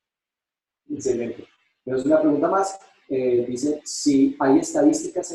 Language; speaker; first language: Spanish; native; Spanish